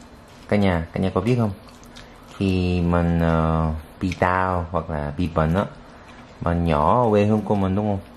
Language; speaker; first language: Vietnamese; non-native, learner; Korean